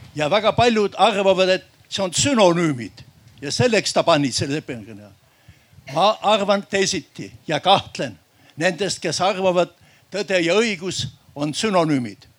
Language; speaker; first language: Estonian; native; Estonian